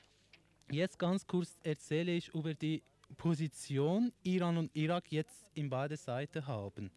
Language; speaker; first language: German; non-native, learner; Persian